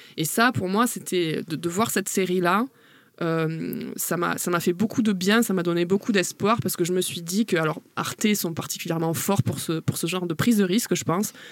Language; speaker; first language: French; native; French